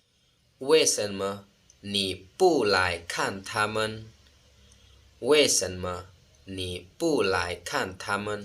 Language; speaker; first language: Chinese; non-native, fluent; Lao